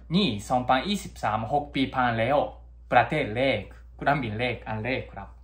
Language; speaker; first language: Thai; non-native, learner; Japanese